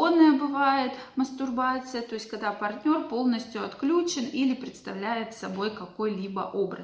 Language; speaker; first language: Russian; native; Russian